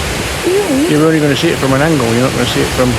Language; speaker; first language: English; native; English